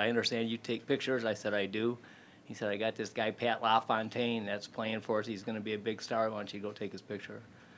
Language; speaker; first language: English; native; English